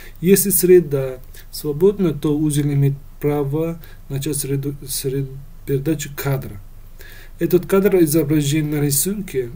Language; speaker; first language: Russian; non-native, local second language; Uzbek